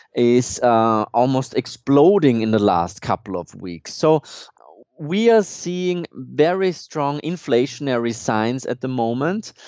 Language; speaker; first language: English; non-native, fluent; German